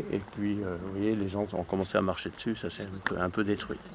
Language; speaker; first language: French; native; French